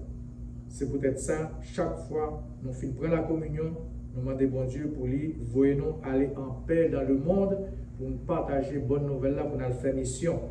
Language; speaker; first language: French; non-native, local second language; Haitian Creole